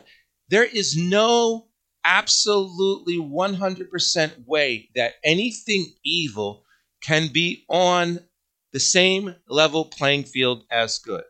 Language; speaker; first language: English; native; English